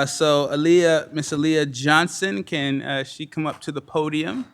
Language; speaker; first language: English; native; English